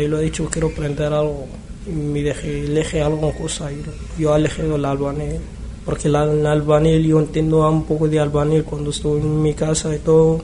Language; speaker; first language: Spanish; non-native, learner; Arabic